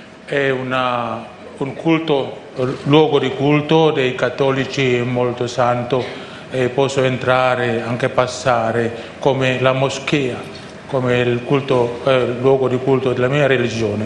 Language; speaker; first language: Italian; non-native, fluent; Indonesian